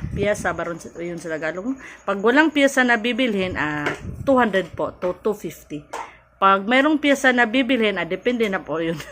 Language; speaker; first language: Filipino; native; Filipino